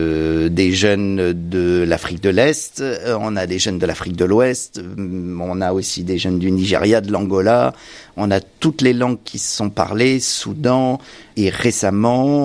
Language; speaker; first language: French; native; French